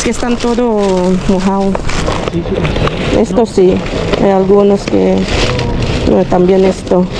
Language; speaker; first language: Spanish; non-native, learner; Filipino